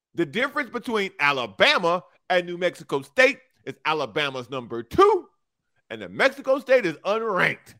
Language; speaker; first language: English; native; English